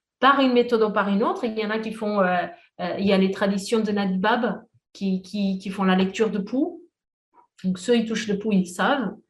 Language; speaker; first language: French; non-native, fluent; Portuguese